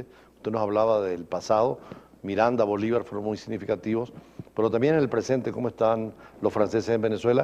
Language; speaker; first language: Spanish; native; Spanish